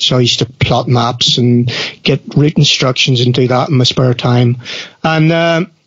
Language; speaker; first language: English; native; English